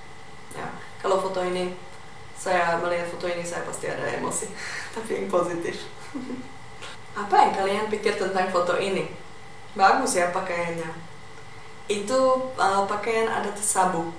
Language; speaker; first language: Indonesian; non-native, fluent; Czech